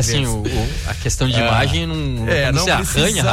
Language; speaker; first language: Portuguese; native; Portuguese